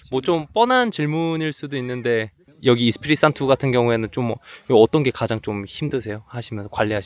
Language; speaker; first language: Korean; native; Korean